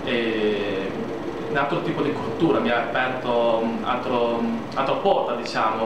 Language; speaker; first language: Italian; non-native, learner; Chinese